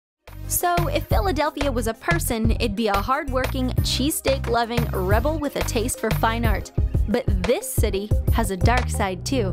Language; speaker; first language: English; native; English